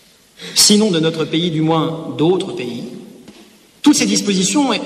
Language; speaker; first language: French; native; French